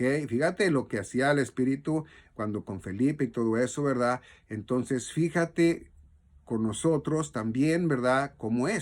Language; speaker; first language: Spanish; native; Spanish